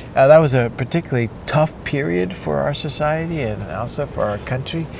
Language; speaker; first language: English; early bilingual, other home language; Spanish